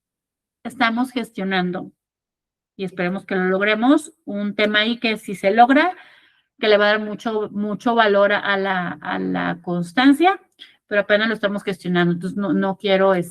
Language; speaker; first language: Spanish; native; Spanish